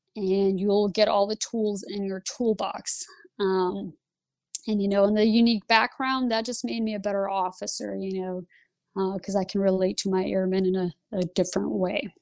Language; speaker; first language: English; early bilingual, other home language; Lithuanian